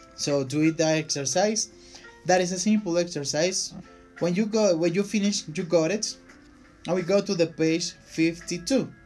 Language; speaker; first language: English; non-native, fluent; Spanish